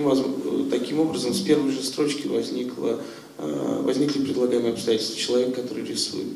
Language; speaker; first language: Russian; native; Russian